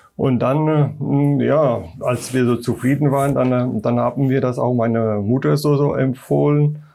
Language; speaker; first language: German; non-native, fluent; Polish